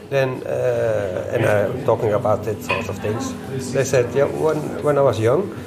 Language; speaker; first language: English; non-native, learner; Dutch